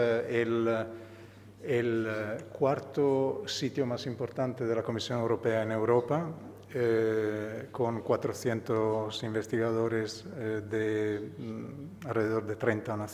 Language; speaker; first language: Spanish; non-native, fluent; Italian